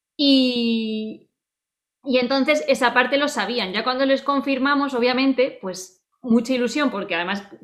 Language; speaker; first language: Spanish; native; Spanish